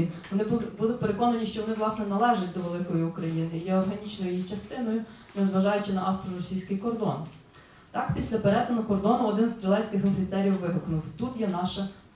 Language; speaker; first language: Ukrainian; native; Ukrainian